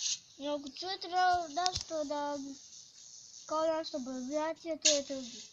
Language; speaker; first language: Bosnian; early bilingual, heritage; Bosnian